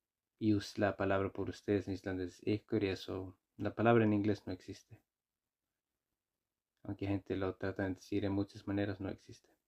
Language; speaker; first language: Spanish; non-native, fluent; Icelandic